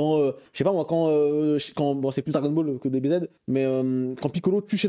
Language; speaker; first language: French; native; French